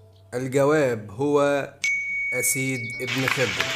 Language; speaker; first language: Arabic; native; Arabic